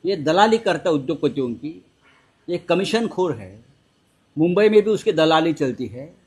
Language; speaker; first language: Hindi; non-native, local second language; Marathi